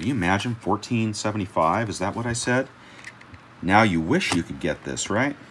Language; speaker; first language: English; native; English